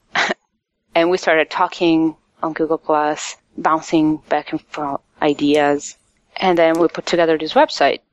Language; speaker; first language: English; non-native, fluent; Italian